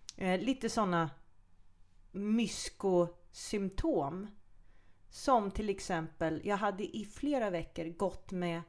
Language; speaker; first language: Swedish; native; Swedish